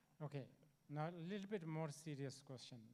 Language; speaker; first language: English; non-native, learner; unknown